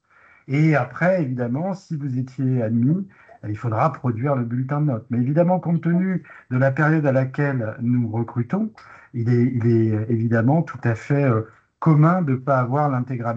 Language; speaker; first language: French; native; French